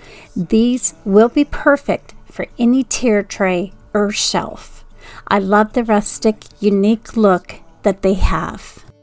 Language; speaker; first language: English; native; English